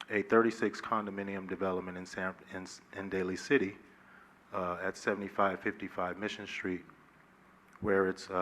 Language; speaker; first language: English; native; English